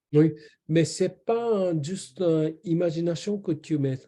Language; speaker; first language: French; non-native, learner; Japanese